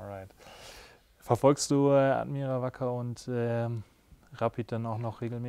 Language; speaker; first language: German; native; German